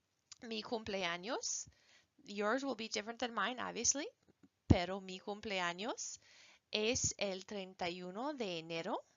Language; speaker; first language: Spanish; non-native, fluent; English